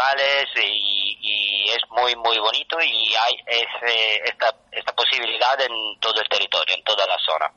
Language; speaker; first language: Spanish; non-native, fluent; Italian